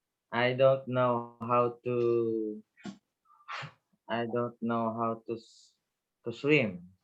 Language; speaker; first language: English; non-native, learner; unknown